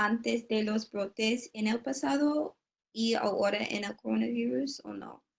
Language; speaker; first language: Spanish; non-native, learner; English